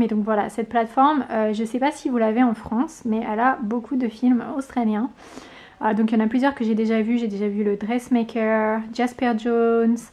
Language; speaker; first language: French; native; French